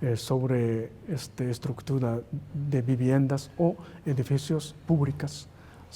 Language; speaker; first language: Spanish; non-native, learner; Japanese